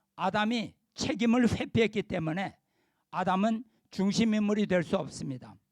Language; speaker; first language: Korean; native; Korean